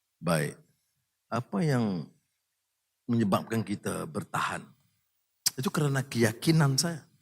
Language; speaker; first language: Malay; native; Malay